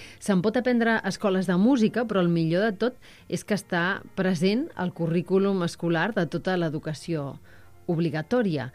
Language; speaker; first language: Catalan; native; Catalan